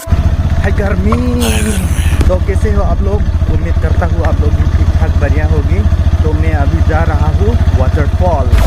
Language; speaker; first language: Hindi; non-native, local second language; Karbi